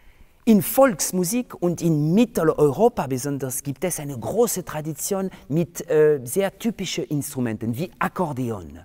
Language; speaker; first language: German; non-native, fluent; French